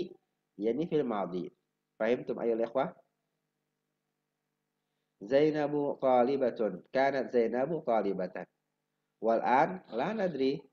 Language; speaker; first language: Arabic; non-native, fluent; Indonesian